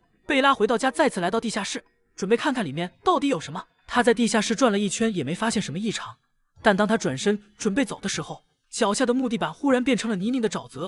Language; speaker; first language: Chinese; native; Chinese